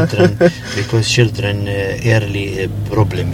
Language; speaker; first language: English; non-native, learner; Arabic